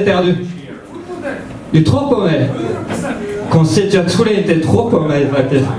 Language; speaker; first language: Swedish; non-native, fluent; French